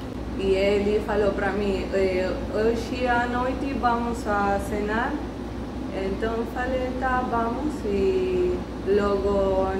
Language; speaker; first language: Portuguese; non-native, learner; Spanish